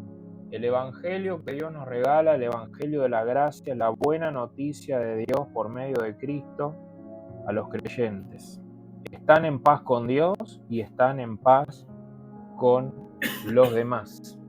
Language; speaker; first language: Spanish; native; Spanish